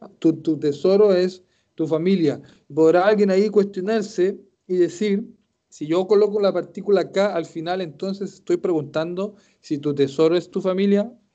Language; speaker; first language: Spanish; native; Spanish